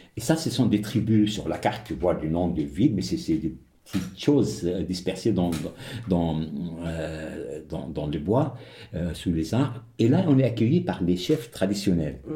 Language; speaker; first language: French; non-native, local second language; Arabic